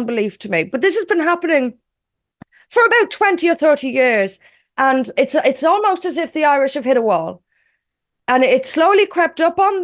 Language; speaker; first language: English; native; English